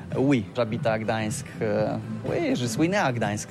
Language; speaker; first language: French; non-native, learner; Polish